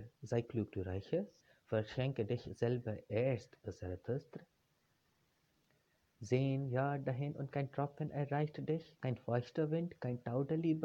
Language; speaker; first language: German; non-native, fluent; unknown